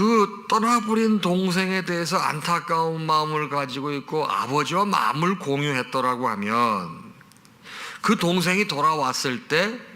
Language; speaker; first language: Korean; native; Korean